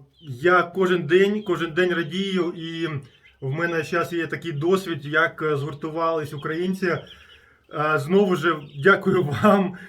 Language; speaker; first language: Ukrainian; non-native, local second language; Russian